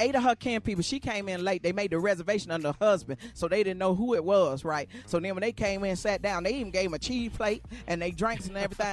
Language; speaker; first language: English; native; English